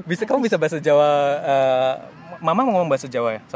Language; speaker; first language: Indonesian; native; Indonesian